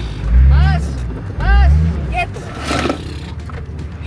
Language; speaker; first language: Spanish; native; Spanish